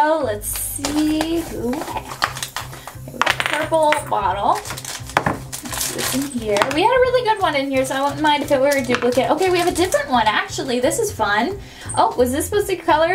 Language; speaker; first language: English; native; English